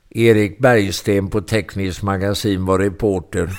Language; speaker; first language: Swedish; native; Swedish